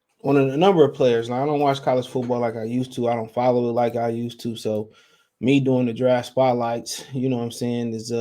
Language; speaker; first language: English; native; English